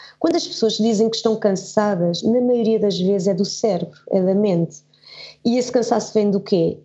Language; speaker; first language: Portuguese; early bilingual, heritage; Portuguese